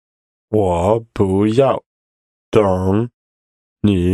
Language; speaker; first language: Chinese; non-native, learner; English